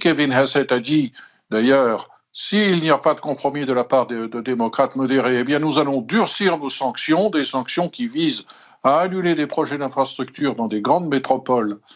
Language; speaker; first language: French; native; French